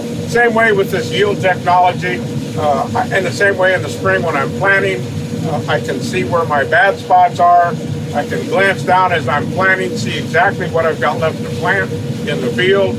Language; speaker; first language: English; native; English